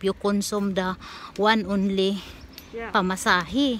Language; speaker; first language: English; non-native, local second language; Filipino